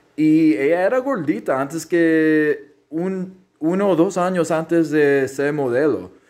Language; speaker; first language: Spanish; early bilingual, heritage; Spanish